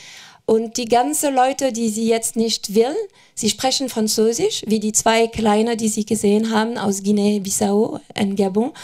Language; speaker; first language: German; non-native, fluent; French